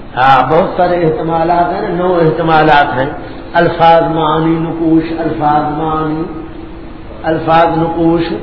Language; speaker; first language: Urdu; non-native, local second language; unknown